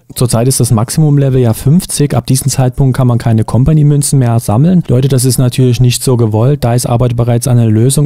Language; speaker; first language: German; native; German